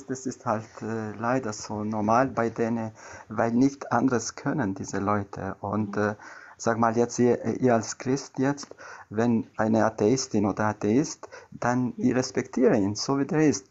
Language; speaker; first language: German; non-native, learner; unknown